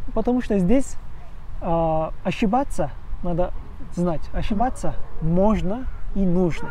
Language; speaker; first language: Russian; non-native, fluent; Turkish